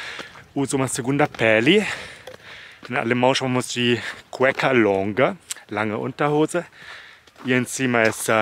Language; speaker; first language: Portuguese; non-native, fluent; German